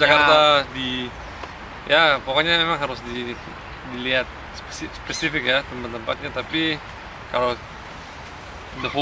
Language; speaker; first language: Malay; early bilingual, other home language; German